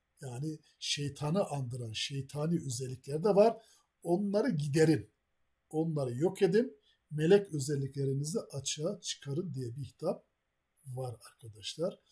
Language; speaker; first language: Turkish; native; Turkish